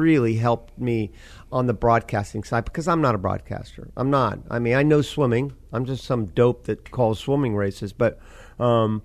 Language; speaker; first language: English; native; English